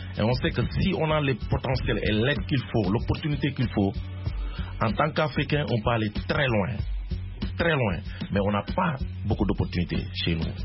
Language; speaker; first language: French; non-native, local second language; Wolof